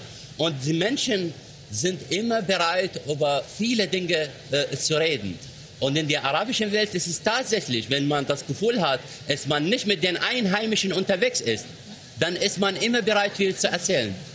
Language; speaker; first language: German; non-native, fluent; Arabic